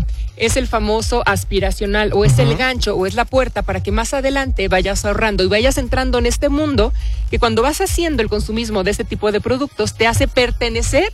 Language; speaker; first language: Spanish; native; Spanish